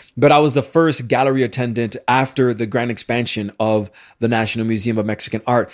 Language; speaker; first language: English; native; English